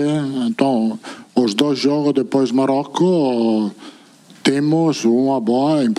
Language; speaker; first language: Portuguese; non-native, learner; Italian